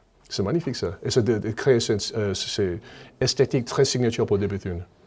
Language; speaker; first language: French; non-native, learner; English